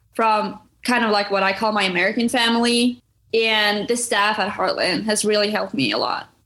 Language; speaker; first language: English; non-native, fluent; Norwegian